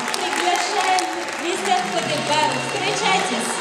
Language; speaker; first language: Russian; non-native, learner; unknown